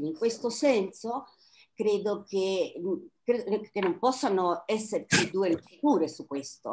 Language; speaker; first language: Italian; non-native, fluent; Spanish